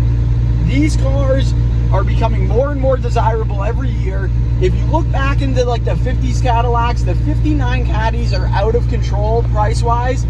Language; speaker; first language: English; native; English